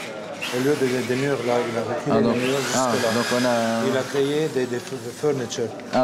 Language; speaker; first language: French; non-native, local second language; Arabic